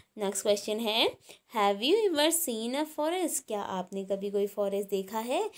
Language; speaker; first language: Hindi; native; Hindi